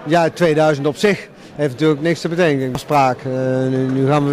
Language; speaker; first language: Dutch; native; Dutch